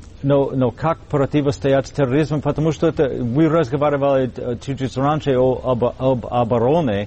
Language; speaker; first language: Russian; non-native, fluent; English